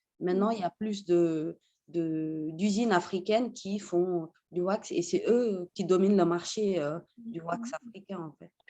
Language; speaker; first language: French; non-native, local second language; Wolof